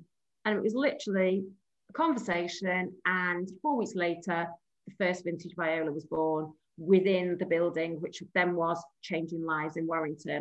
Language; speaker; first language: English; native; English